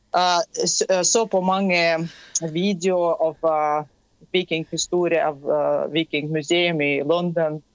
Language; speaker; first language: Norwegian; non-native, fluent; Tatar